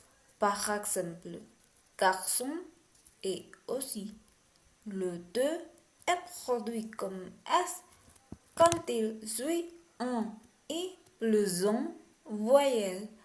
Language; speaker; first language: French; non-native, learner; Spanish